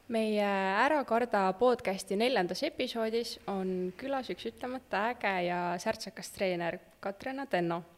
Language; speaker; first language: Estonian; native; Estonian